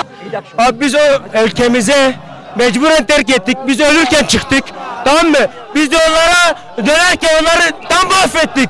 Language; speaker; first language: Turkish; early bilingual, other home language; Arabic